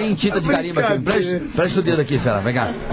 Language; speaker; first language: Portuguese; native; Portuguese